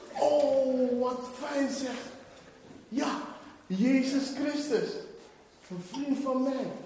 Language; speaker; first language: Dutch; non-native, fluent; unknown